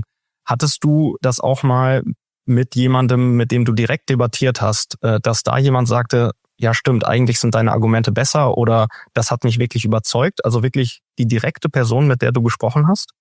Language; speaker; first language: German; native; German